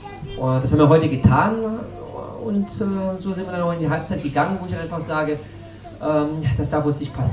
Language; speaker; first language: German; native; German